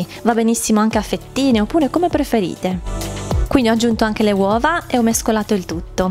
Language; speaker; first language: Italian; native; Italian